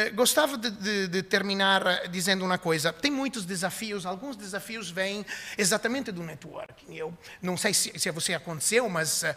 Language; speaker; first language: Portuguese; non-native, fluent; Italian